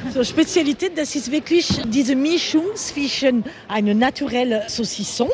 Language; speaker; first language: German; non-native, fluent; French